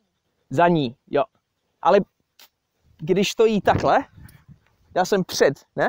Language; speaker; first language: Czech; non-native, fluent; English